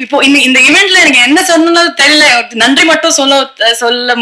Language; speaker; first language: Tamil; non-native, learner; Kannada